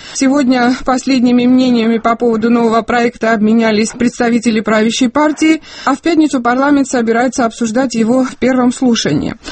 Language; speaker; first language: Russian; non-native, local second language; Georgian